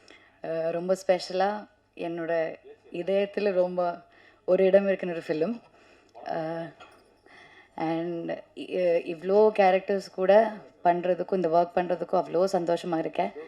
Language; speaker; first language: Tamil; non-native, learner; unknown